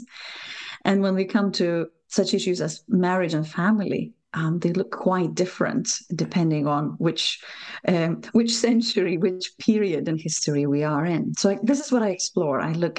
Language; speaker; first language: English; non-native, fluent; Lithuanian